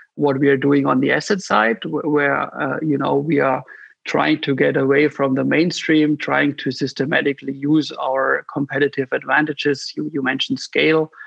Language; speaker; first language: English; non-native, fluent; German